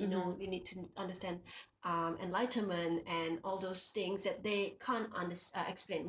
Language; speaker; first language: English; non-native, local second language; Indonesian